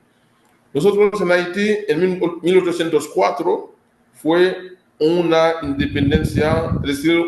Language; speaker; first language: Spanish; non-native, fluent; Haitian Creole